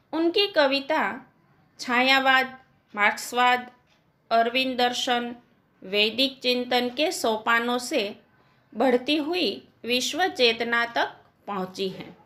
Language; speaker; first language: Hindi; non-native, local second language; Gujarati